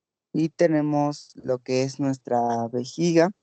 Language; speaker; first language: Spanish; native; Spanish